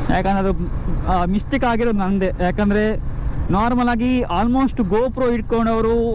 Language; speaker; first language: Kannada; non-native, local second language; Tulu